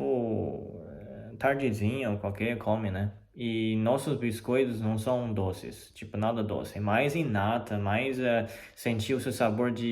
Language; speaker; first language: Portuguese; non-native, fluent; Chinese